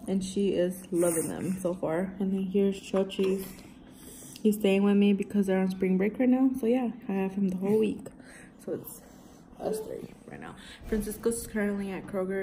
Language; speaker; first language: English; early bilingual, other home language; Spanish